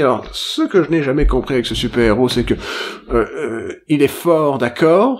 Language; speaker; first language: French; native; French